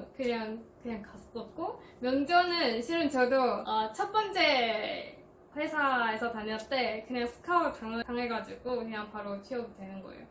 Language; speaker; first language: Korean; non-native, fluent; Chinese